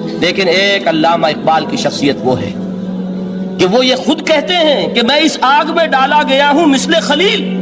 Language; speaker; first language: Urdu; native; Urdu